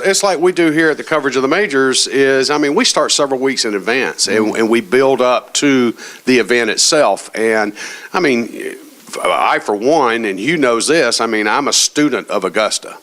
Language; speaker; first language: English; native; English